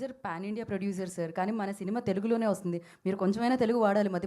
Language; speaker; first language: Telugu; native; Telugu